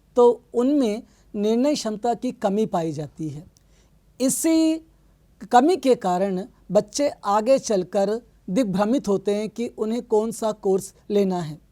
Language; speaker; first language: Hindi; non-native, local second language; Telugu